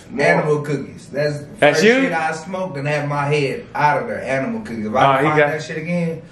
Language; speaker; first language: English; native; English